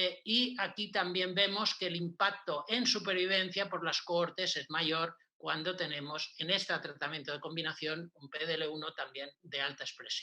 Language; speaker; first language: Spanish; native; Spanish